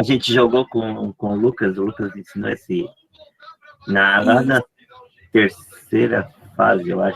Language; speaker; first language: Portuguese; native; Portuguese